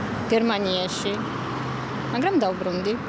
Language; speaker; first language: Georgian; non-native, local second language; Russian